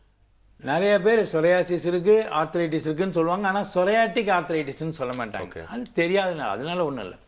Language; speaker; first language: Tamil; native; Tamil